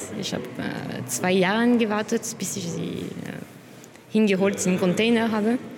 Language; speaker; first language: German; non-native, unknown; French